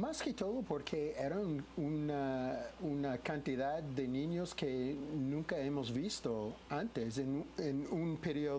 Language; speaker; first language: Spanish; non-native, fluent; English